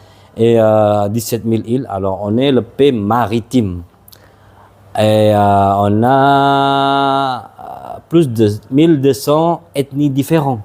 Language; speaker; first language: French; non-native, fluent; Madurese